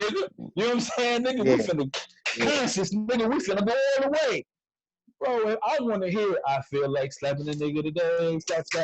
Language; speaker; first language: English; native; English